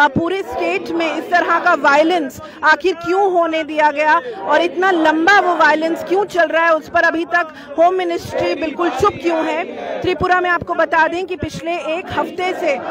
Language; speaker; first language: Hindi; native; Hindi